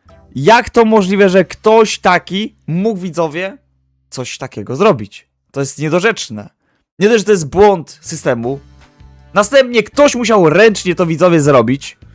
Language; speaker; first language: Polish; native; Polish